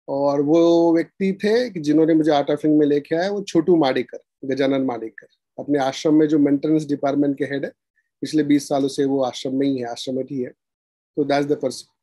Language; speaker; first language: Hindi; non-native, local second language; Marathi